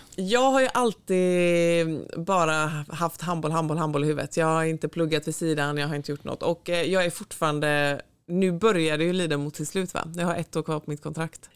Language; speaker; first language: Swedish; native; Swedish